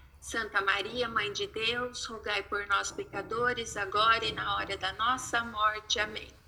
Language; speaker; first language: Portuguese; native; Portuguese